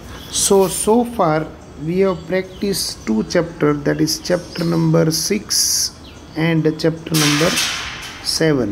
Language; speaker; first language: English; non-native, local second language; Gujarati